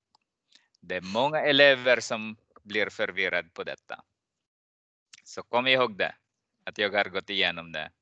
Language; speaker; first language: Swedish; non-native, fluent; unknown